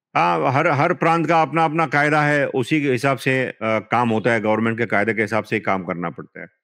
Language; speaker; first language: Hindi; non-native, local second language; Marathi